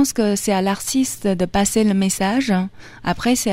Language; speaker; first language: French; non-native, fluent; Chinese